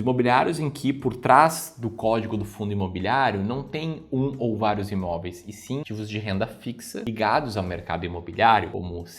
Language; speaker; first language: Portuguese; native; Portuguese